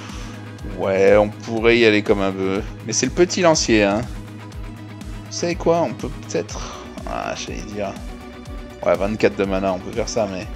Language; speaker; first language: French; native; French